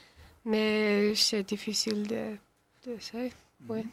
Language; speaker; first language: French; non-native, learner; English